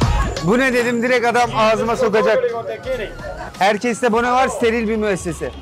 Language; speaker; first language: Turkish; native; Turkish